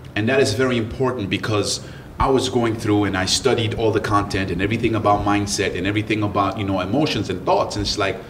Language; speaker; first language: English; early bilingual, other home language; French